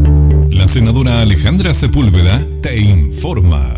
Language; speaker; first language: Spanish; native; Spanish